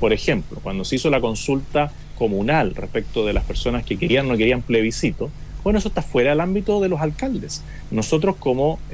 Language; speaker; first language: Spanish; native; Spanish